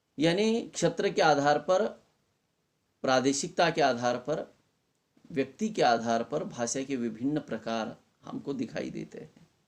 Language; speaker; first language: Hindi; non-native, local second language; Marathi